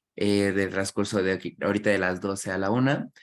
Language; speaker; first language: Spanish; native; Spanish